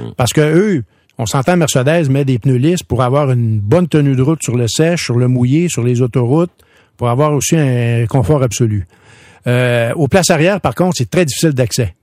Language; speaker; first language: French; native; French